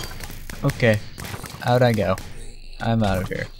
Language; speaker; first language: English; native; English